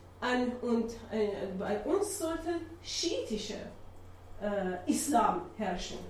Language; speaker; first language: German; non-native, learner; Persian